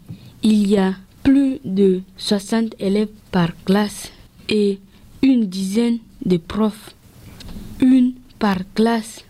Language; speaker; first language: French; early bilingual, other home language; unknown